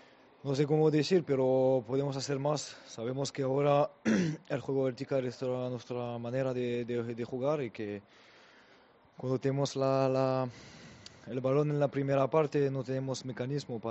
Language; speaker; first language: Spanish; non-native, learner; French